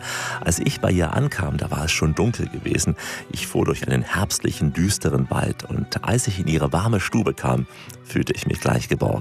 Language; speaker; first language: German; native; German